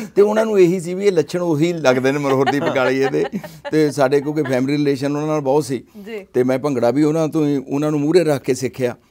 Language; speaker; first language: Punjabi; native; Punjabi